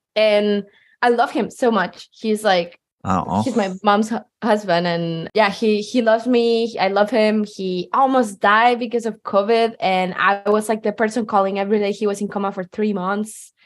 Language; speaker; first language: English; non-native, fluent; Spanish